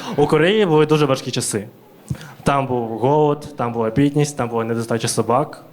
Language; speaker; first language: Ukrainian; early bilingual, other home language; Russian